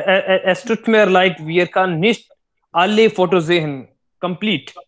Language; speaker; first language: German; non-native, learner; Hindi